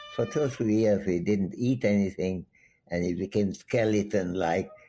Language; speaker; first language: English; non-native, local second language; Bangla